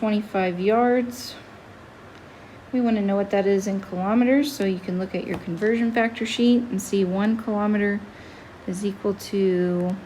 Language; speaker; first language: English; native; English